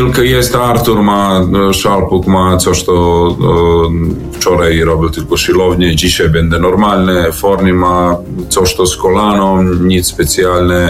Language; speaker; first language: Polish; non-native, learner; Serbian